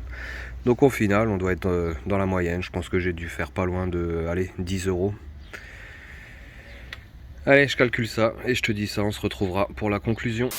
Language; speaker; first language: French; native; French